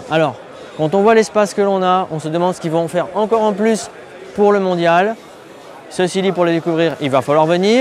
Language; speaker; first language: French; native; French